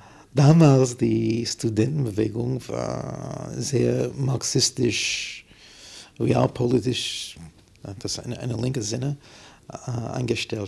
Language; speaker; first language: German; non-native, fluent; English